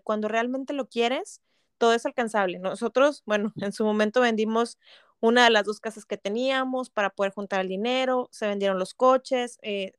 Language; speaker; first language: Spanish; native; Spanish